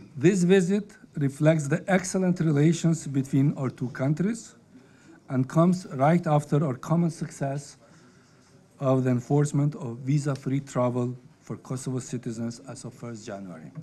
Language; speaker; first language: English; non-native, fluent; Albanian